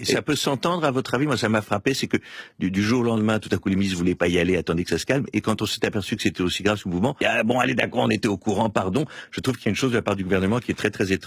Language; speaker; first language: French; native; French